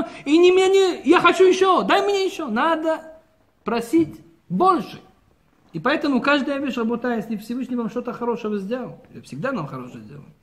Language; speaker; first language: Russian; early bilingual, heritage; Russian